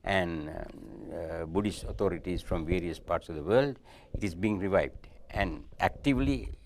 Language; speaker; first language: English; non-native, local second language; Sinhala